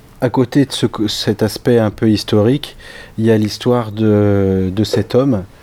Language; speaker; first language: French; native; French